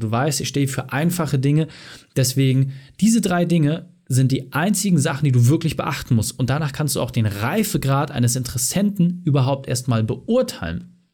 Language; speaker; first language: German; native; German